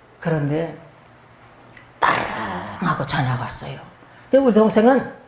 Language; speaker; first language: Korean; native; Korean